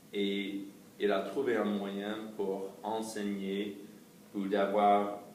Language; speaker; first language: French; non-native, fluent; English